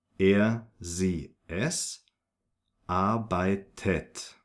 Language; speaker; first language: German; non-native, fluent; English